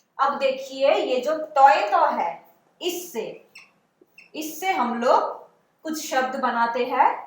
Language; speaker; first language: Hindi; non-native, local second language; Bangla